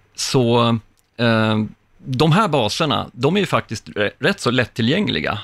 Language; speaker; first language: Swedish; native; Swedish